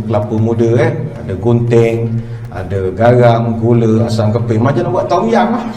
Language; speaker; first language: Malay; native; Malay